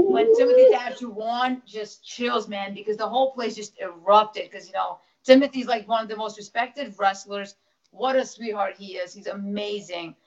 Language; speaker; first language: English; early bilingual, other home language; Russian